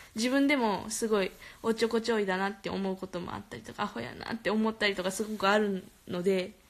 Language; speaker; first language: Japanese; early bilingual, other home language; Korean